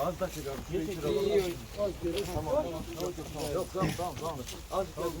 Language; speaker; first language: Turkish; native; Turkish